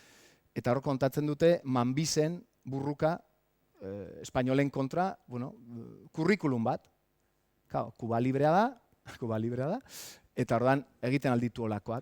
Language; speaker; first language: Basque; native; Basque